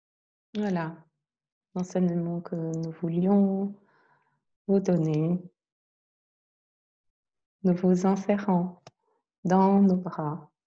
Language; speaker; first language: French; native; French